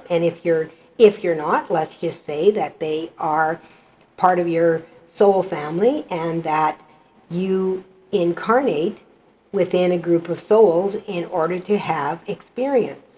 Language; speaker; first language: English; native; English